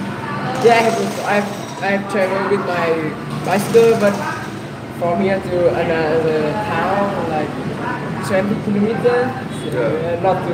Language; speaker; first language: English; non-native, learner; Vietnamese